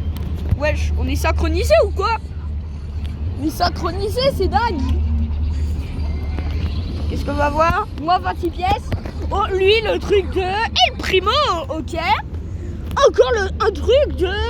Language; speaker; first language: French; native; French